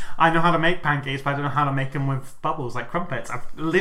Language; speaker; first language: English; native; English